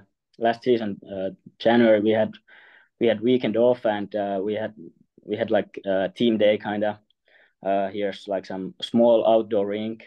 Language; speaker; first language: English; non-native, fluent; Finnish